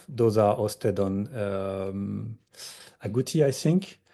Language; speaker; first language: English; non-native, fluent; French